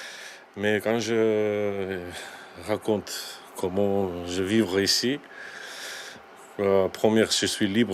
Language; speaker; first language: French; non-native, learner; Georgian